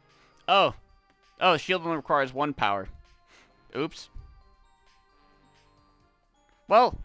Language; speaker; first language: English; native; English